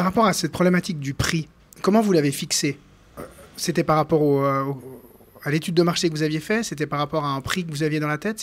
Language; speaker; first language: French; native; French